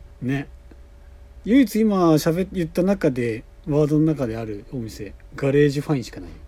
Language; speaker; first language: Japanese; native; Japanese